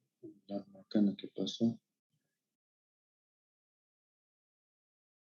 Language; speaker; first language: Spanish; native; Spanish